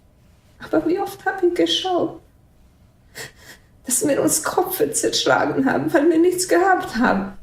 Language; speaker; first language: German; non-native, fluent; Bosnian